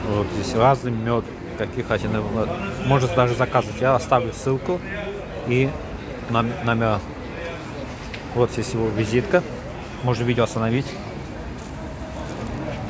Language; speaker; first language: Russian; non-native, learner; Azerbaijani